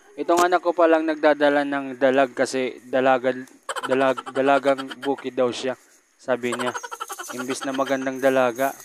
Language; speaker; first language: Filipino; non-native, local second language; Waray